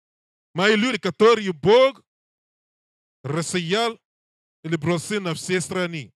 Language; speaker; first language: Russian; non-native, learner; English